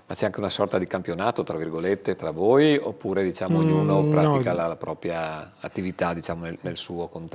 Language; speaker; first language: Italian; native; Italian